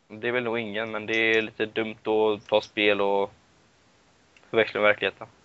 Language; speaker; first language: Swedish; native; Swedish